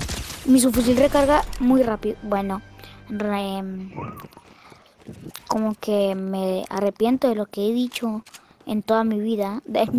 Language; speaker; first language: Spanish; native; Spanish